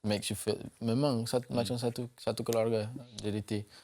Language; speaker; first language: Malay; non-native, local second language; English